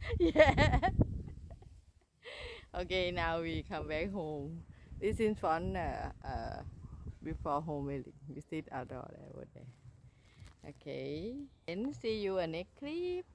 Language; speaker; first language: English; non-native, learner; Thai